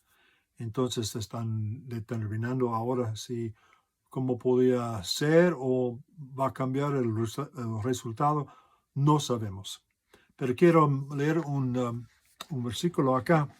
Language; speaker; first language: Spanish; non-native, fluent; English